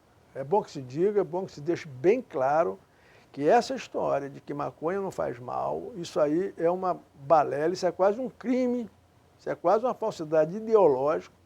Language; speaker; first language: Portuguese; native; Portuguese